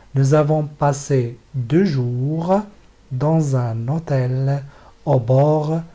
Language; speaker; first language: French; non-native, local second language; Arabic